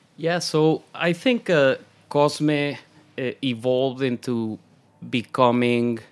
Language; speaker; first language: English; non-native, fluent; Spanish